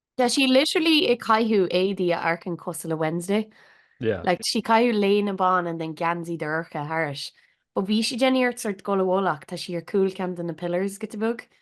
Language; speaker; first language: Irish; native; Irish